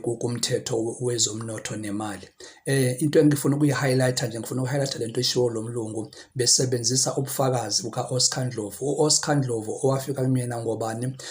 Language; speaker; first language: Zulu; non-native, local second language; Xhosa